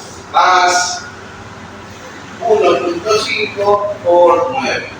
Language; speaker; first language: Spanish; native; Spanish